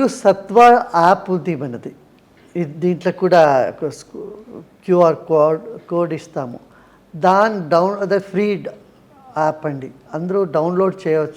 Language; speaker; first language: Telugu; non-native, local second language; Tamil